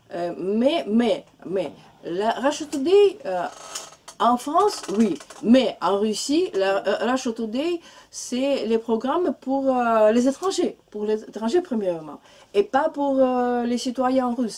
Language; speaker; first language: French; non-native, learner; Russian